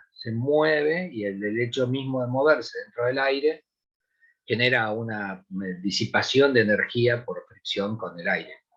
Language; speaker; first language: Spanish; native; Spanish